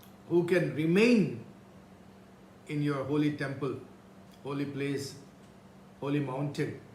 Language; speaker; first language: English; non-native, local second language; Telugu